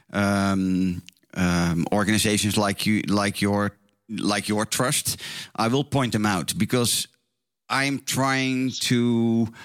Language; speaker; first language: English; non-native, fluent; Dutch